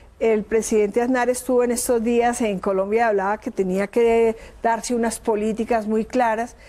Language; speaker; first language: Spanish; native; Spanish